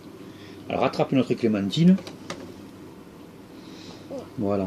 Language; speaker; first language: French; native; French